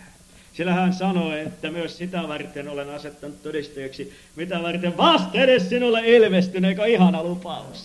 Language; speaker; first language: Finnish; native; Finnish